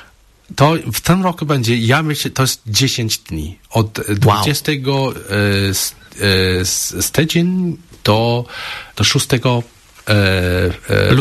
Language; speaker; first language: Polish; non-native, learner; Chinese